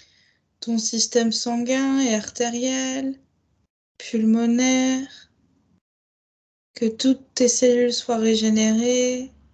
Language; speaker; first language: French; native; French